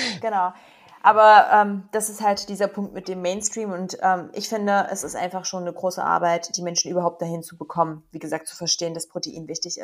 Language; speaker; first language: German; native; German